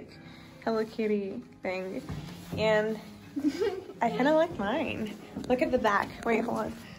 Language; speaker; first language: English; non-native, fluent; Italian